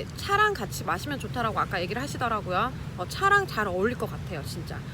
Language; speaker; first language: Korean; native; Korean